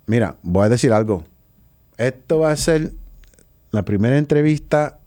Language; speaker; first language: Spanish; early bilingual, heritage; Spanish